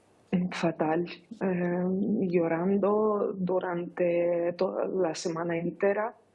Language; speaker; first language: Spanish; non-native, fluent; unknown